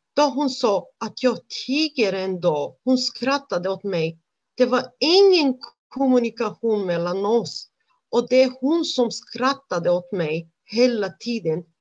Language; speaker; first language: Swedish; non-native, fluent; Romanian